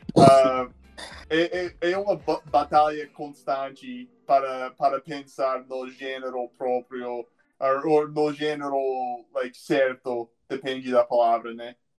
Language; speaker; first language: Portuguese; non-native, learner; English